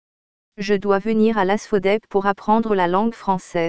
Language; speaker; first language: French; non-native, learner; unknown